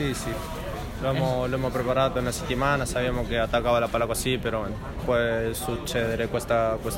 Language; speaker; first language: Italian; non-native, learner; Spanish